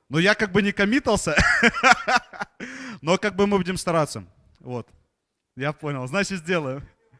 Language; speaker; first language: Russian; native; Russian